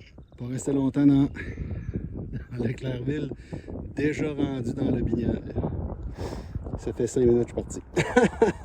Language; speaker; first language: French; native; French